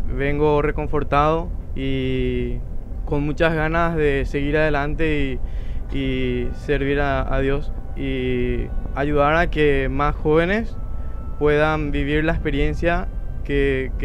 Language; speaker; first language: Spanish; native; Spanish